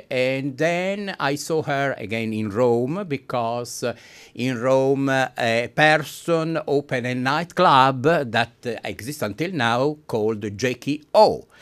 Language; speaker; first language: English; non-native, fluent; Italian